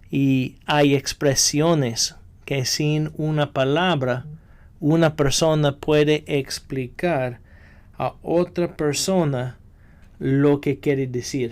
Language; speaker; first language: Spanish; non-native, fluent; English